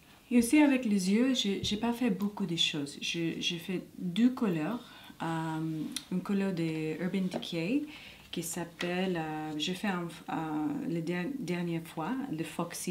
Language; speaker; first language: French; non-native, learner; English